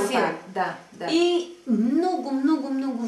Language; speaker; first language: Bulgarian; non-native, learner; Arabic